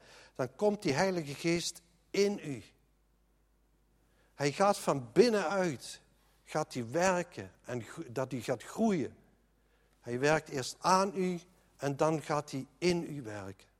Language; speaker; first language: Dutch; native; Dutch